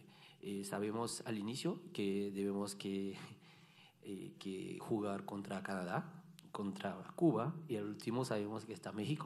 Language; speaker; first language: Spanish; non-native, learner; French